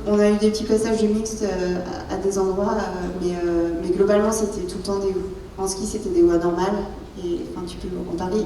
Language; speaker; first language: French; native; French